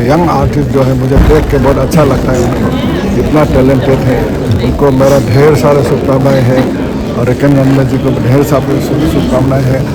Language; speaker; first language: Hindi; non-native, local second language; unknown